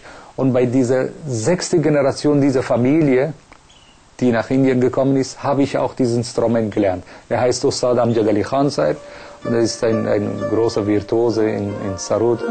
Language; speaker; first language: German; non-native, fluent; Persian